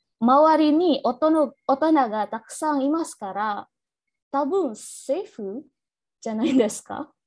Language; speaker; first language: Japanese; non-native, learner; Indonesian